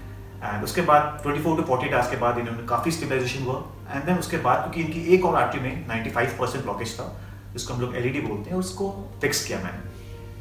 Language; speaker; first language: Hindi; native; Hindi